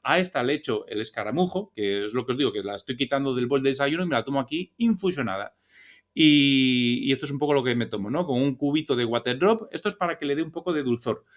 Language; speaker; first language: Spanish; native; Spanish